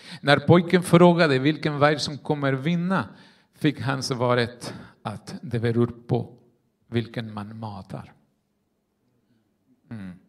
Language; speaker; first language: Swedish; non-native, fluent; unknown